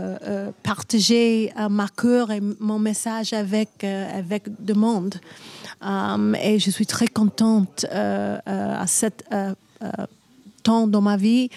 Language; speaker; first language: French; non-native, learner; English